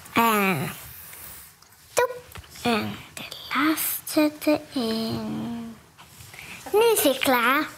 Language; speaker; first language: Dutch; early bilingual, other home language; Hebrew